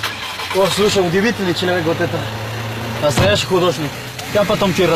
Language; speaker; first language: Russian; non-native, learner; Spanish